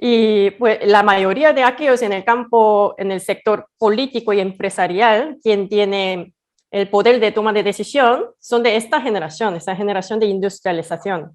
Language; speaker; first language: Spanish; non-native, fluent; Korean